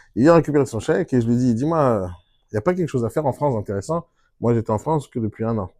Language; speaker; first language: French; non-native, fluent; Hebrew